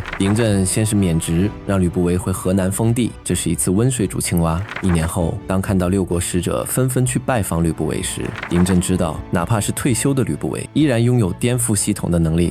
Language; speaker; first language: Chinese; native; Chinese